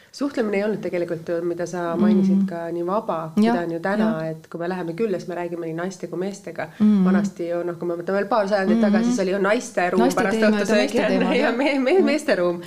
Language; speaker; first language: Estonian; native; Estonian